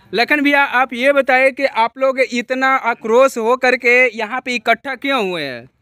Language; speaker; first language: Hindi; native; Hindi